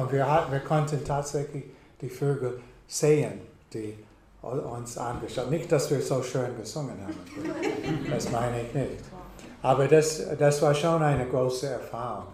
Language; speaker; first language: German; non-native, fluent; English